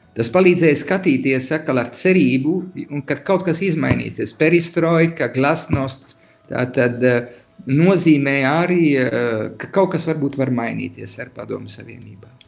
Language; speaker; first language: Latvian; early bilingual, heritage; Latvian